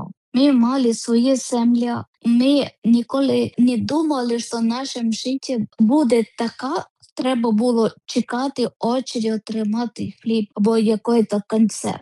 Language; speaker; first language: Ukrainian; non-native, learner; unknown